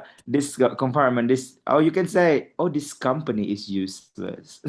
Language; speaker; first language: English; non-native, fluent; Indonesian